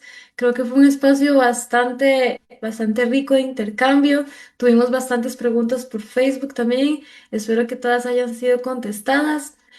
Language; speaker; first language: Spanish; native; Spanish